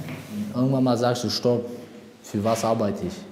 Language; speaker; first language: German; non-native, fluent; Turkish